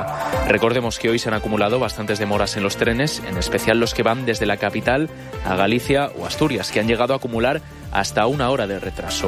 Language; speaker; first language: Spanish; native; Spanish